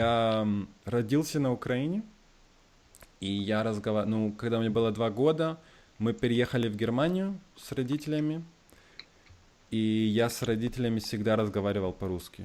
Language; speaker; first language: Russian; early bilingual, heritage; Russian